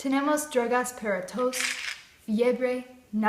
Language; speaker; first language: Spanish; non-native, learner; English